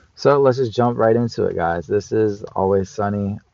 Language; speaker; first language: English; native; English